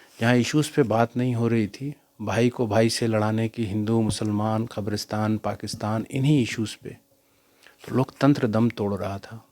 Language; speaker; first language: Hindi; native; Hindi